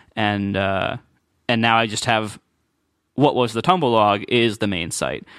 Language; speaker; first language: English; native; English